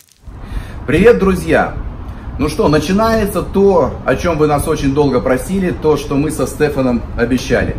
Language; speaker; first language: Russian; native; Russian